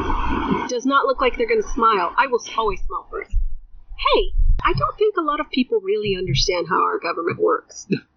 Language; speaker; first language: English; early bilingual, other home language; Spanish